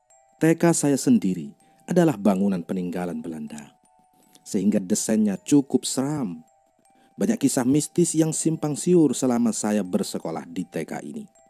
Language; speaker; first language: Indonesian; native; Indonesian